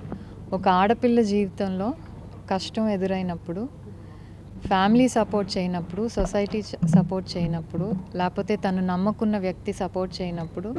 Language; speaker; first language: Telugu; native; Telugu